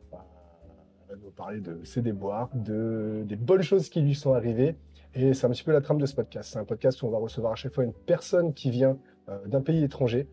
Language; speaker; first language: French; native; French